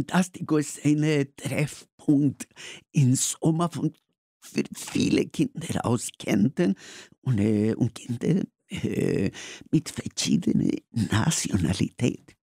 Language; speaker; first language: German; non-native, learner; Spanish